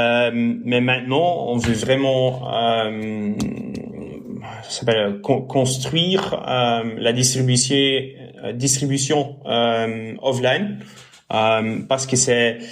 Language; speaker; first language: French; non-native, local second language; Dutch